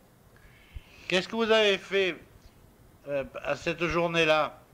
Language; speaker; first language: French; native; French